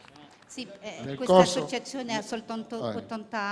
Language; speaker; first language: Italian; early bilingual, heritage; French